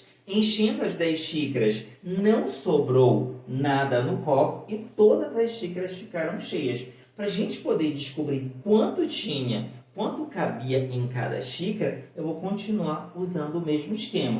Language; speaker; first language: Portuguese; native; Portuguese